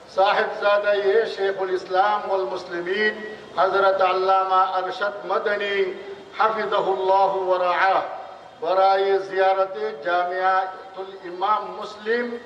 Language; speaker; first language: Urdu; non-native, fluent; Bangla